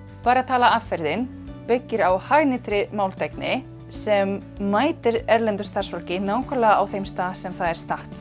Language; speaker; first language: Icelandic; non-native, fluent; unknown